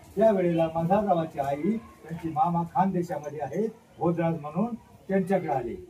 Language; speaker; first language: Marathi; native; Marathi